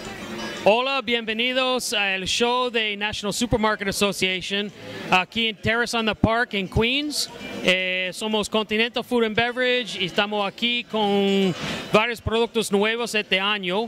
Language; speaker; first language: Spanish; non-native, fluent; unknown